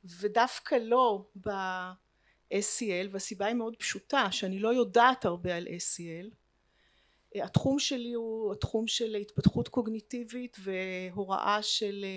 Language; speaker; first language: Hebrew; native; Hebrew